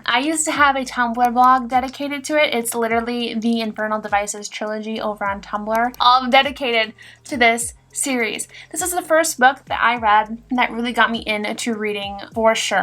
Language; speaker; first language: English; native; English